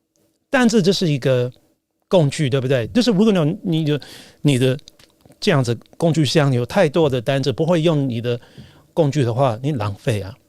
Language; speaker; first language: Chinese; non-native, fluent; English